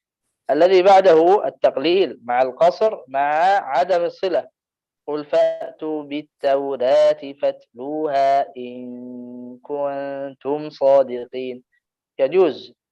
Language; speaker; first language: Arabic; native; Arabic